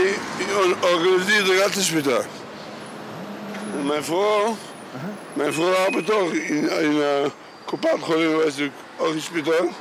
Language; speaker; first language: German; non-native, learner; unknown